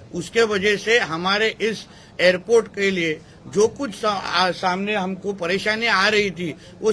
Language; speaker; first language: Hindi; non-native, local second language; Marathi